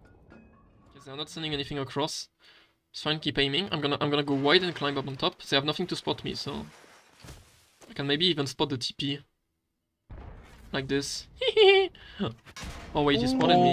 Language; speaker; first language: English; non-native, fluent; French